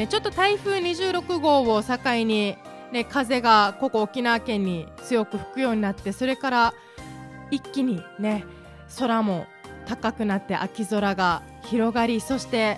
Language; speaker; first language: Japanese; native; Japanese